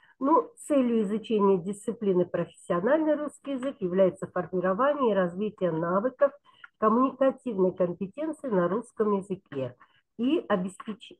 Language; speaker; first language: Russian; non-native, local second language; Kyrgyz